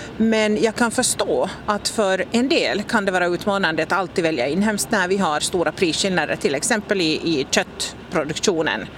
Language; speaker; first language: Swedish; native; Swedish